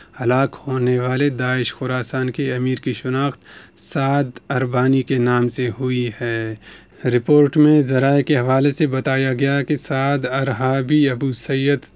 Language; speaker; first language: Urdu; non-native, local second language; Baluchi